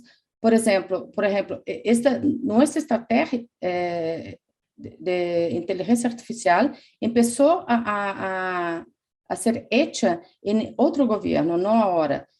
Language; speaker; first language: Spanish; non-native, fluent; Portuguese